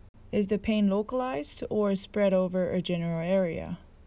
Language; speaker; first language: English; non-native, fluent; Japanese